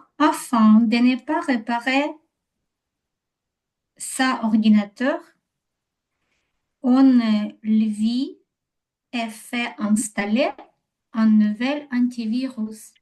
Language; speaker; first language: French; non-native, learner; Ukrainian